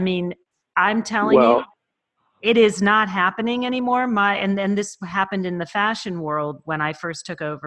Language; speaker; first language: English; native; English